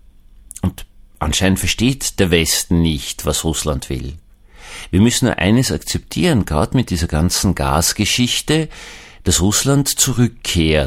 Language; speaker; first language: German; native; German